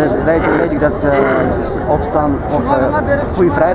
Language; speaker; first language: Dutch; non-native, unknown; Uyghur